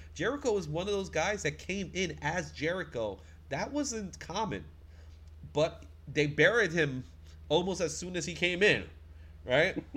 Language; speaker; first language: English; native; English